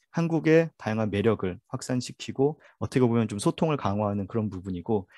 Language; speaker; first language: Korean; native; Korean